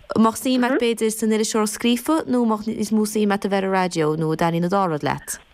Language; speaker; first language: Irish; native; Irish